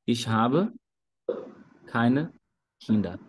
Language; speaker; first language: German; non-native, fluent; Portuguese